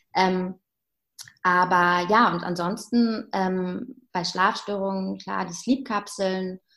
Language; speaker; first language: German; native; German